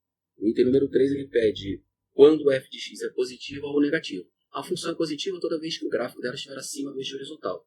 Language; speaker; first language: Portuguese; native; Portuguese